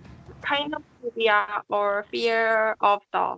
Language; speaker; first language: English; non-native, learner; Korean